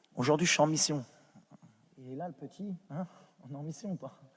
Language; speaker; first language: French; native; French